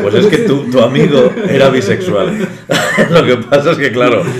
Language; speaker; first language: Spanish; native; Spanish